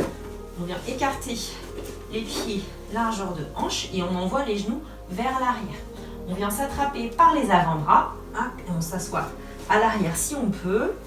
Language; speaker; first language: French; native; French